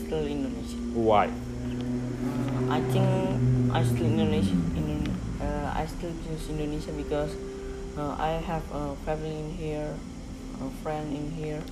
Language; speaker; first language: English; non-native, learner; Indonesian